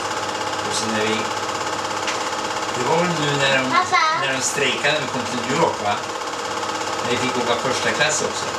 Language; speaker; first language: Swedish; native; Swedish